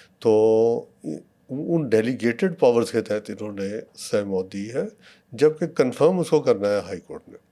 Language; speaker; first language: Urdu; non-native, local second language; Punjabi